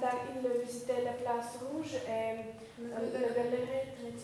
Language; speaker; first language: French; non-native, learner; Russian